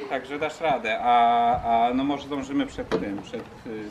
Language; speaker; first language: Polish; native; Polish